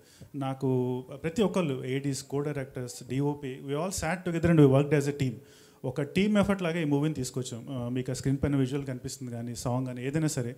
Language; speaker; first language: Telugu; native; Telugu